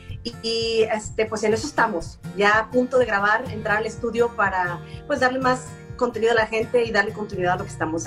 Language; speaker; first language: Spanish; native; Spanish